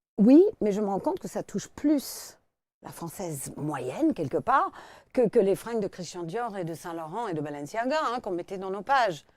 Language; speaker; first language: French; non-native, fluent; English